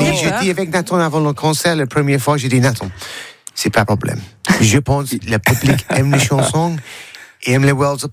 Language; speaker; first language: French; non-native, learner; English